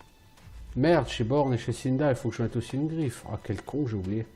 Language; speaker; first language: French; native; French